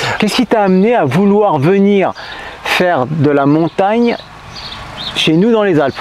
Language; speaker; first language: French; native; French